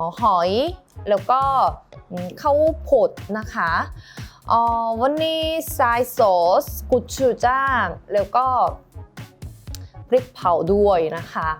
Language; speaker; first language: Thai; non-native, learner; Korean